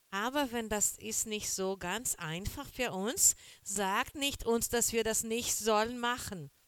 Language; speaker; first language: German; non-native, fluent; Portuguese